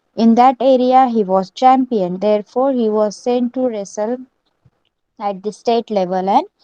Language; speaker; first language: English; non-native, local second language; Marathi